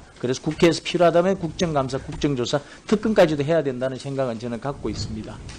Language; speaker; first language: Korean; native; Korean